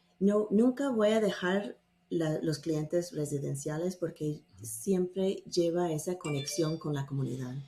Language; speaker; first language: Spanish; non-native, fluent; English